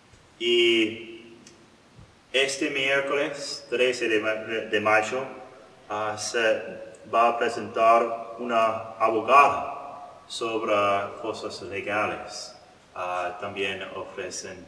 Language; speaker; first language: Spanish; non-native, learner; English